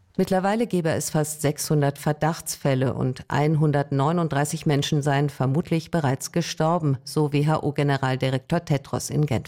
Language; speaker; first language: German; native; German